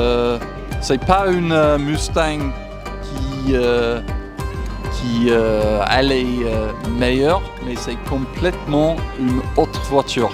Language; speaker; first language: French; non-native, fluent; English